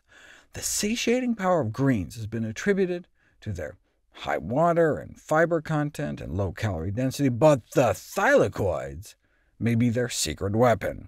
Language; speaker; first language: English; native; English